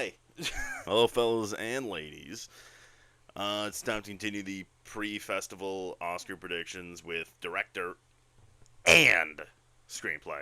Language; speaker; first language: English; native; English